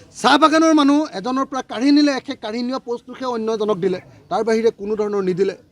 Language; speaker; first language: Assamese; native; Assamese